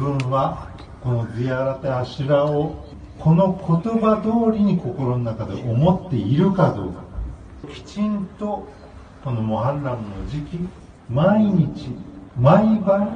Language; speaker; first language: Japanese; native; Japanese